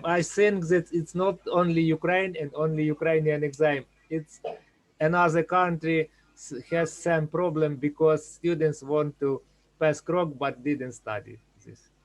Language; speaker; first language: English; non-native, learner; Ukrainian